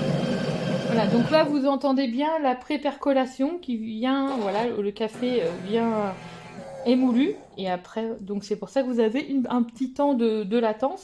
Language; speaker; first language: French; native; French